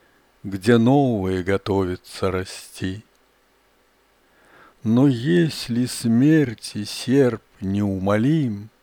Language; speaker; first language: Russian; native; Russian